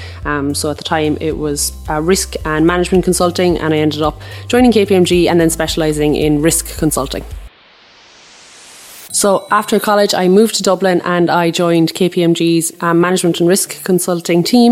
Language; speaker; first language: English; native; English